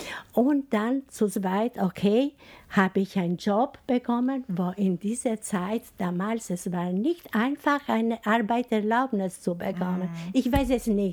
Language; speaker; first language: German; non-native, fluent; Albanian